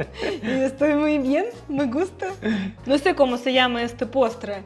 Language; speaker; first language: Spanish; non-native, fluent; Russian